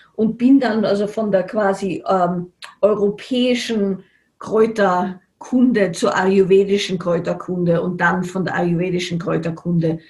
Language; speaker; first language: German; native; German